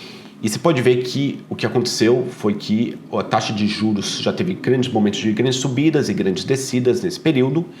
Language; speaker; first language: Portuguese; native; Portuguese